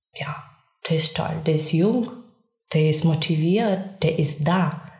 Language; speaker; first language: German; non-native, fluent; Ukrainian